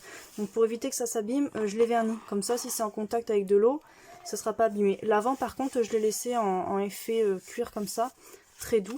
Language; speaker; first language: French; native; French